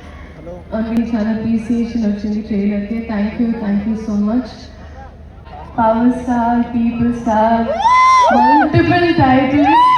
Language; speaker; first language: Telugu; non-native, fluent; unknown